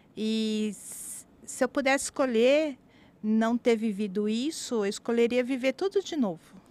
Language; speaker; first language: Portuguese; native; Portuguese